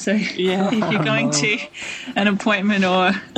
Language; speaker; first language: English; native; English